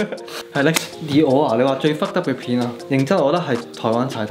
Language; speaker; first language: Chinese; native; Chinese